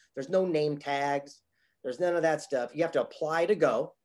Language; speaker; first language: English; native; English